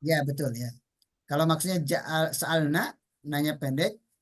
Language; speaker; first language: Indonesian; native; Indonesian